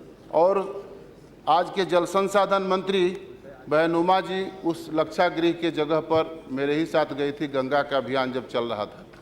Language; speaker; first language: Hindi; native; Hindi